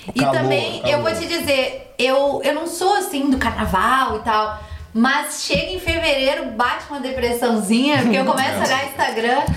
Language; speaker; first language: Portuguese; native; Portuguese